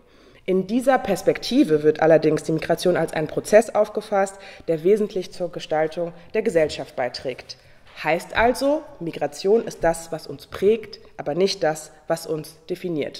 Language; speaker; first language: German; native; German